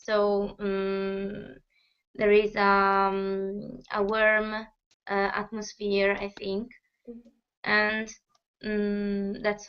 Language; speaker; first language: English; non-native, fluent; Italian